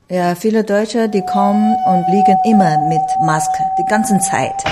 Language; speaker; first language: German; non-native, learner; Chinese